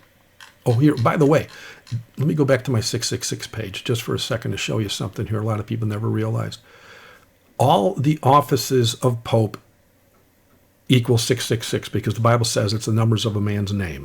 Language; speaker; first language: English; native; English